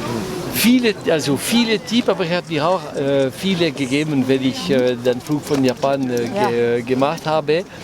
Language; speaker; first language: German; non-native, local second language; French